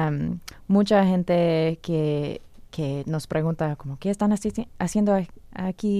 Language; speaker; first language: Spanish; non-native, fluent; English